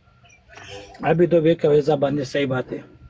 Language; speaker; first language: Hindi; non-native, learner; Pashto